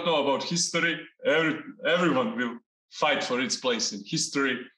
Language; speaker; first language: English; non-native, fluent; Serbian